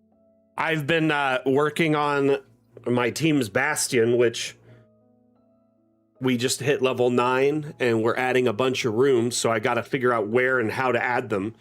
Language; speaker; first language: English; native; English